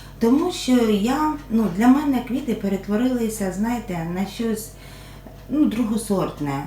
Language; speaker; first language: Ukrainian; non-native, local second language; Russian